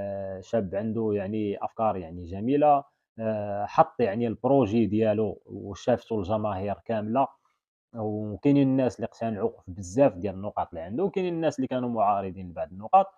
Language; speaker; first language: Arabic; native; Arabic